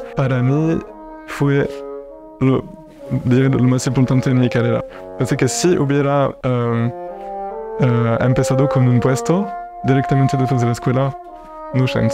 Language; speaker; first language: Spanish; non-native, fluent; French